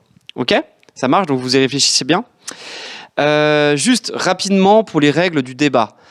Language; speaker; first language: French; native; French